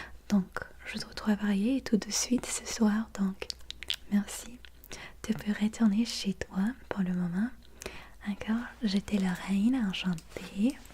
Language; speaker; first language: French; non-native, learner; English